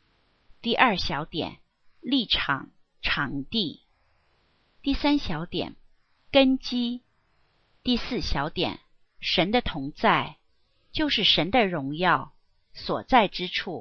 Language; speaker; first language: Chinese; native; Chinese